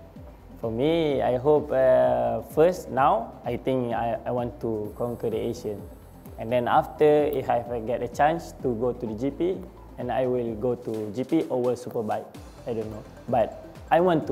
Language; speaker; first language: English; non-native, learner; Malay